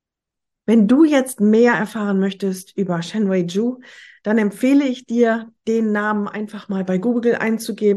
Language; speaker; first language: German; native; German